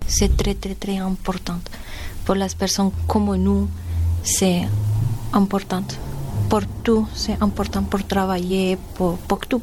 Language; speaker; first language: French; non-native, learner; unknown